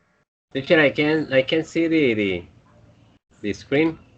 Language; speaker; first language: English; non-native, learner; Spanish